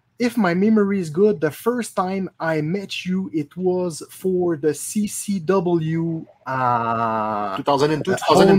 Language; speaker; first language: English; non-native, local second language; French